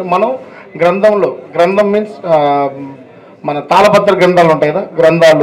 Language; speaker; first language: Telugu; native; Telugu